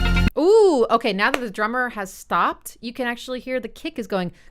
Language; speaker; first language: English; native; English